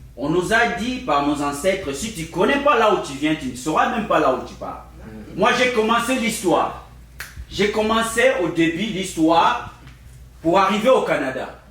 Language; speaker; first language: French; non-native, local second language; Lingala